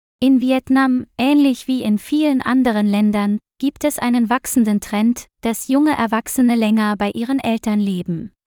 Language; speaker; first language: German; non-native, fluent; Vietnamese